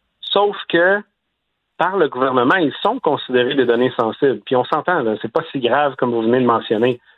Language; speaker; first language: French; native; French